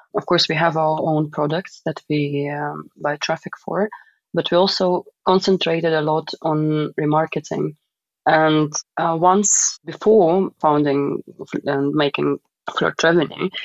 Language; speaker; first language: English; non-native, fluent; Russian